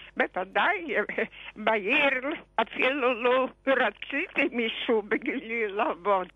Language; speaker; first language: Hebrew; non-native, fluent; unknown